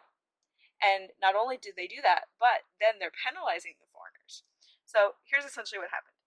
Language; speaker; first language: English; native; English